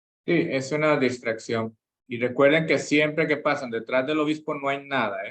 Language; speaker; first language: Spanish; native; Spanish